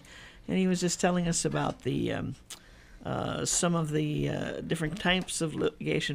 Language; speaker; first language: English; native; English